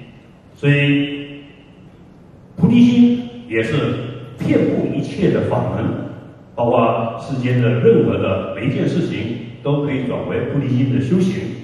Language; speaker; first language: Chinese; native; Chinese